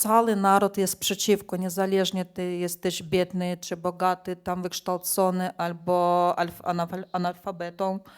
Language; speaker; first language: Polish; non-native, fluent; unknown